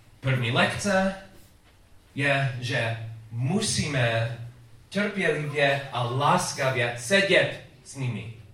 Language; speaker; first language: Czech; non-native, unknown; English